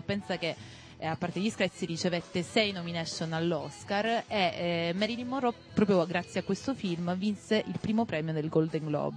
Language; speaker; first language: Italian; native; Italian